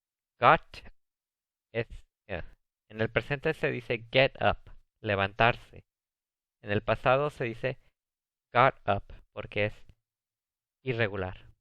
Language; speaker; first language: Spanish; early bilingual, heritage; Spanish